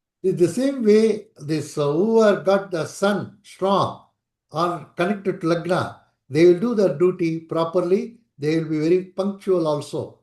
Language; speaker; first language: English; non-native, local second language; Tamil